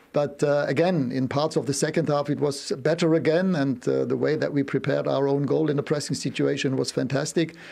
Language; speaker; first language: English; non-native, fluent; German